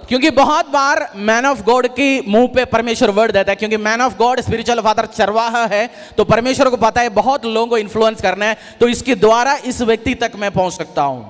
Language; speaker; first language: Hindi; non-native, local second language; Malayalam